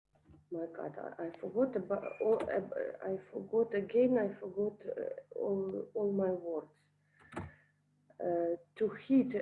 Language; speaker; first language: English; non-native, learner; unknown